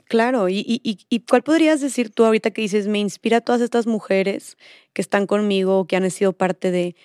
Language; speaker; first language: Spanish; native; Spanish